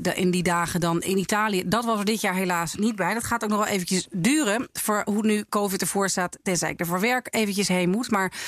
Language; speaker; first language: Dutch; native; Dutch